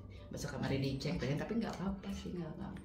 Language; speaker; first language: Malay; non-native, local second language; Sundanese